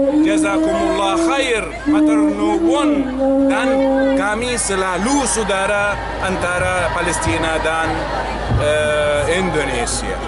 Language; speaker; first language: Indonesian; non-native, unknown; Arabic